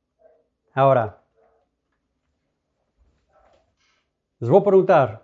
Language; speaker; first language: Spanish; early bilingual, heritage; Spanish